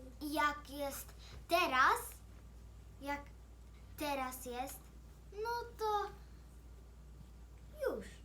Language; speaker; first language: Polish; early bilingual, heritage; Polish